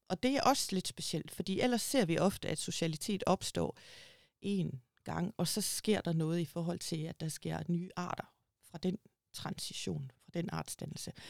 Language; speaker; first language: Danish; native; Danish